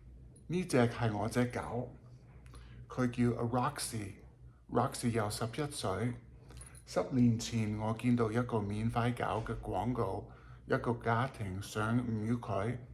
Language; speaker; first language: Cantonese; non-native, learner; English